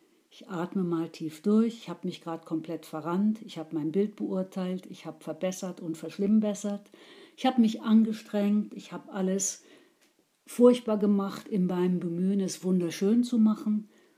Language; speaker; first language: German; native; German